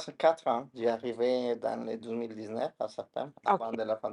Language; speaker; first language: French; non-native, learner; Spanish